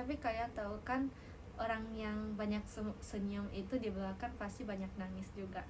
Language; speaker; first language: Indonesian; native; Indonesian